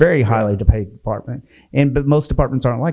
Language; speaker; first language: English; native; English